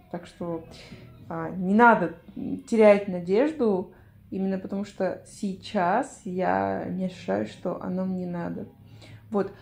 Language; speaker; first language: Russian; non-native, fluent; Spanish